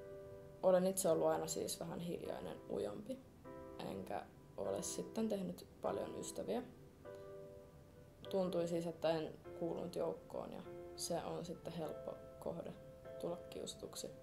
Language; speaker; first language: Finnish; early bilingual, other home language; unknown